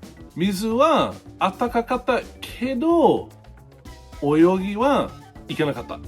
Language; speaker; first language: Japanese; non-native, fluent; English